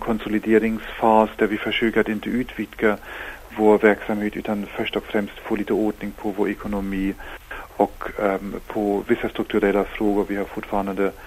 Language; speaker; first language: Swedish; non-native, fluent; German